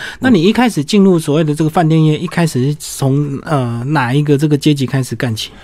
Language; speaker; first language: Chinese; native; Chinese